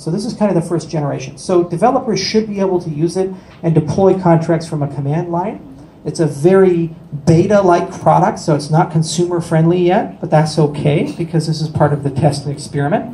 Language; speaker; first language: English; native; English